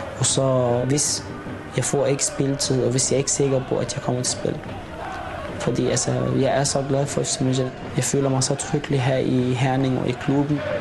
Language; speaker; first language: Danish; non-native, fluent; Arabic